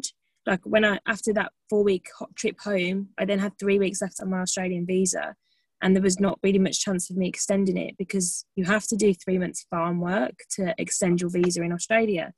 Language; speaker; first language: English; native; English